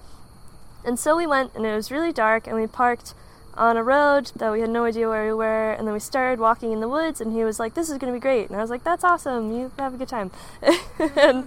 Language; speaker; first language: English; native; English